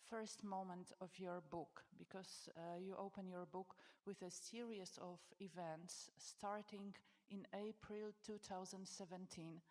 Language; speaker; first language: English; non-native, fluent; Polish